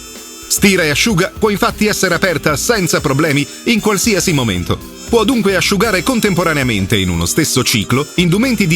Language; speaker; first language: Italian; native; Italian